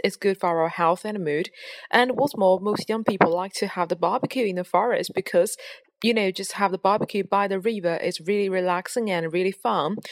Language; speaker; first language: English; non-native, fluent; Chinese